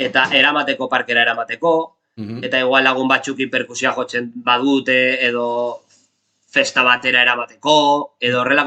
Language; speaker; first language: Basque; non-native, local second language; Spanish